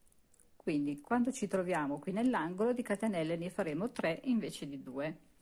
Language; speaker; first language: Italian; native; Italian